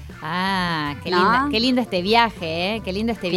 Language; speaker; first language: Spanish; native; Spanish